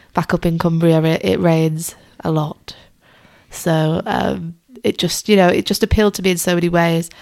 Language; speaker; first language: English; native; English